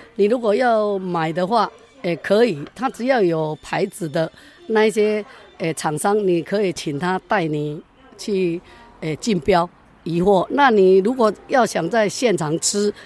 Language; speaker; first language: Chinese; native; Chinese